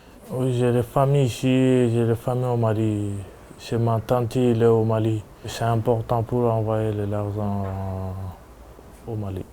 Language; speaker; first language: French; non-native, learner; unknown